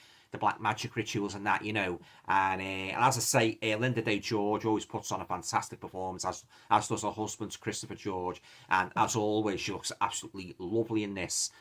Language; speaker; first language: English; native; English